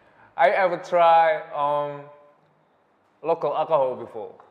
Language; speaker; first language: English; non-native, learner; Indonesian